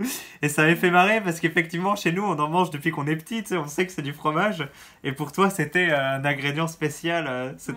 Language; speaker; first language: French; native; French